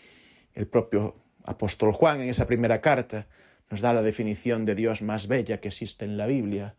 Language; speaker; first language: Spanish; native; Spanish